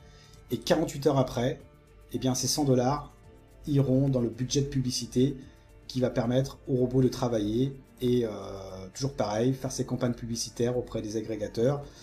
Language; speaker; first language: French; native; French